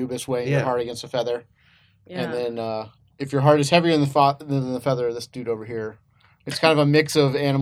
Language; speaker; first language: English; native; English